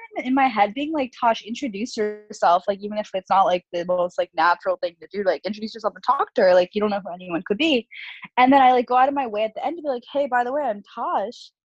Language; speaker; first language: English; early bilingual, other home language; Urdu